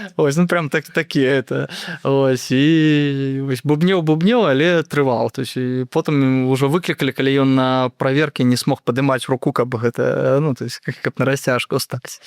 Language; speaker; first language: Belarusian; non-native, local second language; Russian